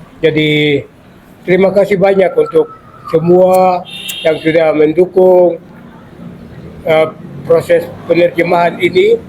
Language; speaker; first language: Indonesian; non-native, local second language; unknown